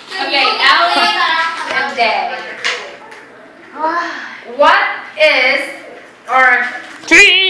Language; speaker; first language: English; non-native, fluent; Korean